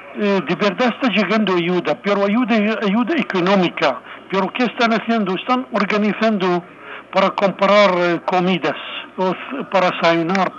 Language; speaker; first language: Spanish; non-native, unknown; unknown